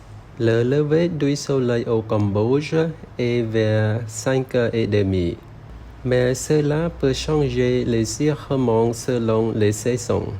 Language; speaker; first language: French; non-native, learner; Khmer